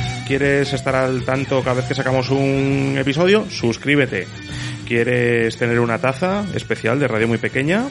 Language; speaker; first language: Spanish; native; Spanish